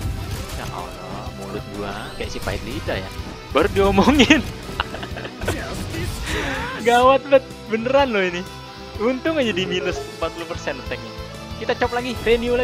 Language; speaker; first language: Indonesian; native; Indonesian